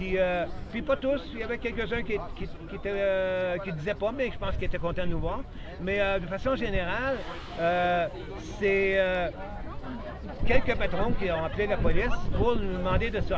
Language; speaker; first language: French; native; French